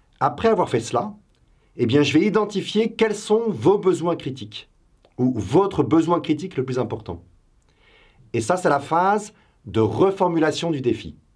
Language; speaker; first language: French; native; French